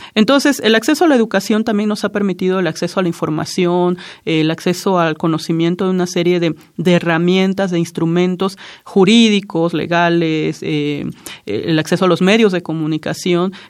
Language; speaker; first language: Spanish; non-native, local second language; Zapotec